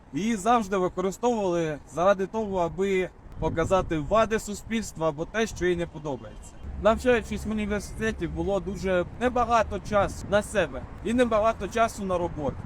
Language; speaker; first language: Ukrainian; non-native, local second language; Russian